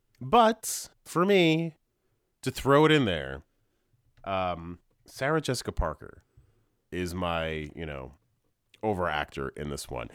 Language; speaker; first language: English; native; English